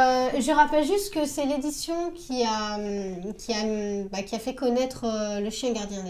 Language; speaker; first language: French; native; French